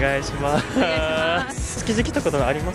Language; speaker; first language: Japanese; native; Japanese